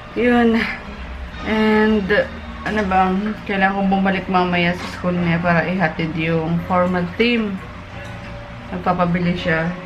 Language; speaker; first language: Filipino; native; Filipino